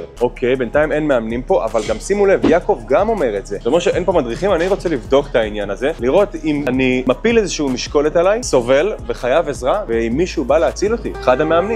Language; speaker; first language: Hebrew; native; Hebrew